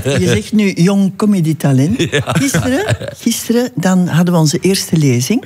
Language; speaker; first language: Dutch; native; Dutch